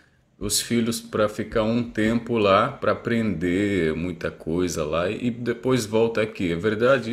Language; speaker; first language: Portuguese; non-native, fluent; Arabic